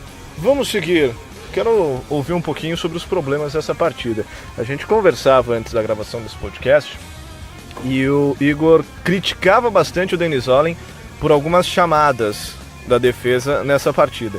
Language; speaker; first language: Portuguese; native; Portuguese